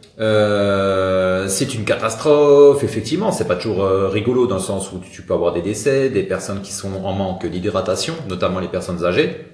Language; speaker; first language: French; native; French